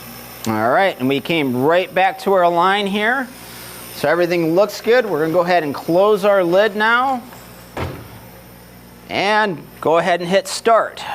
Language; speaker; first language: English; native; English